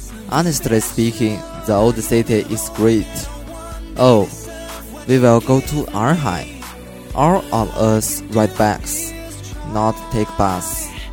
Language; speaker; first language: English; non-native, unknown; Chinese